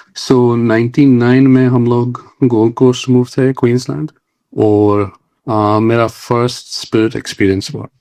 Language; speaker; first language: Hindi; non-native, local second language; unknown